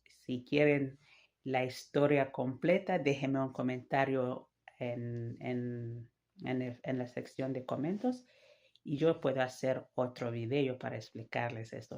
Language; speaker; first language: Spanish; non-native, fluent; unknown